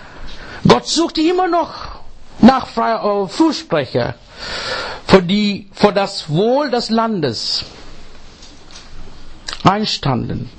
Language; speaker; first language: German; non-native, fluent; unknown